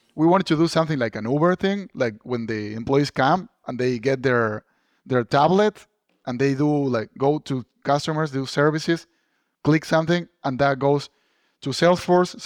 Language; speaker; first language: English; non-native, fluent; Spanish